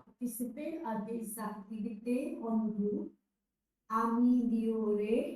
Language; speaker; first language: French; non-native, learner; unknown